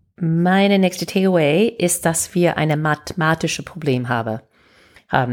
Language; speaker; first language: German; non-native, fluent; English